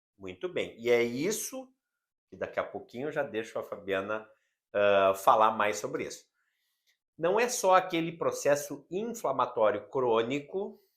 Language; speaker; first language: Portuguese; native; Portuguese